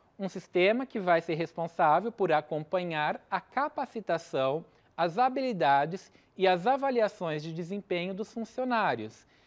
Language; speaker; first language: Portuguese; native; Portuguese